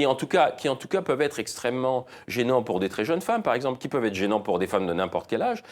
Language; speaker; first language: French; native; French